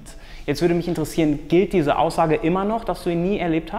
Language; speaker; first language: German; native; German